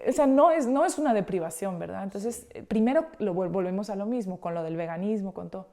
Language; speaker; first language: Spanish; native; Spanish